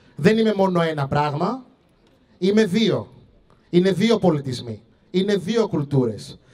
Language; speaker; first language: Greek; early bilingual, other home language; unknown